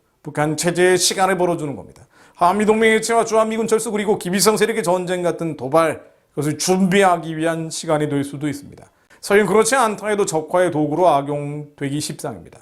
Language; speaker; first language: Korean; native; Korean